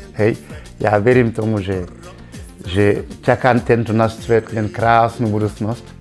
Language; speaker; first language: Slovak; non-native, fluent; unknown